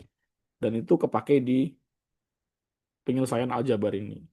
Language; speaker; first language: Indonesian; native; Indonesian